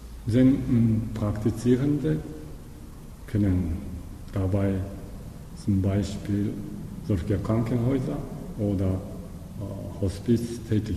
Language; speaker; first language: German; non-native, learner; Japanese